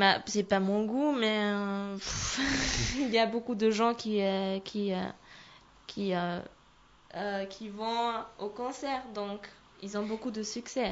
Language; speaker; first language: French; non-native, fluent; German